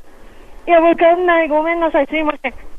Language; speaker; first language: Japanese; non-native, learner; English